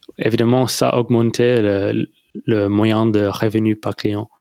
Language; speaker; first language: French; non-native, learner; English